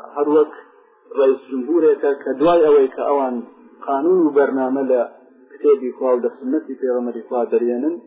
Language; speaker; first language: Central Kurdish; non-native, local second language; Gurani